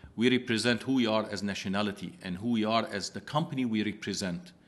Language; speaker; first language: English; non-native, fluent; Italian